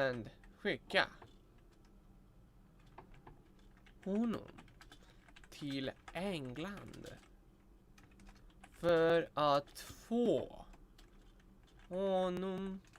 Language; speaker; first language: Swedish; non-native, learner; Russian